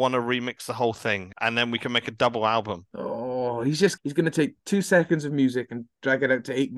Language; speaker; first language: English; native; English